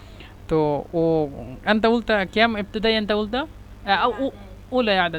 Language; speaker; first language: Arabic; non-native, fluent; Bangla